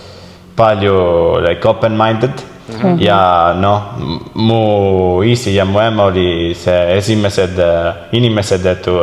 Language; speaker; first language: Estonian; non-native, learner; Italian